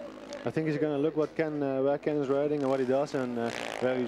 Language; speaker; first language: English; non-native, fluent; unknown